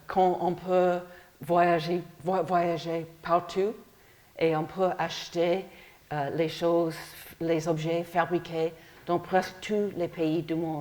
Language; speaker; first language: French; non-native, fluent; English